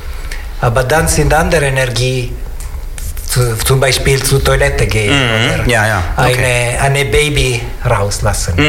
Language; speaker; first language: German; non-native, learner; Italian